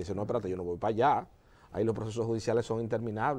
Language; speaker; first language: Spanish; native; Spanish